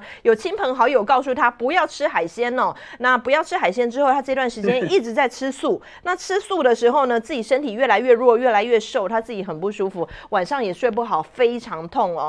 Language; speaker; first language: Chinese; native; Chinese